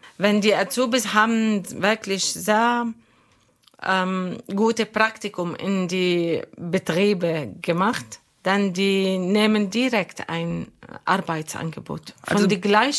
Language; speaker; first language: German; non-native, fluent; Arabic